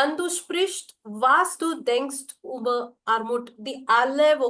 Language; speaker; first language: German; non-native, fluent; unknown